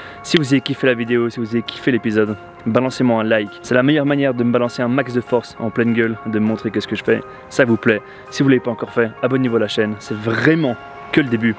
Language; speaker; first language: French; native; French